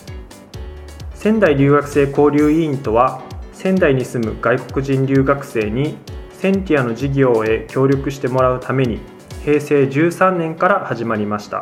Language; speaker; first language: Japanese; native; Japanese